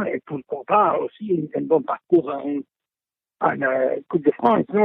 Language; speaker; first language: French; non-native, fluent; Spanish